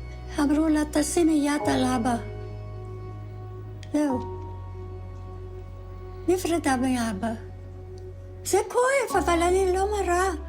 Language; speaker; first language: Hebrew; non-native, fluent; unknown